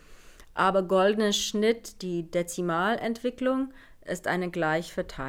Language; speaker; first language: German; non-native, fluent; Finnish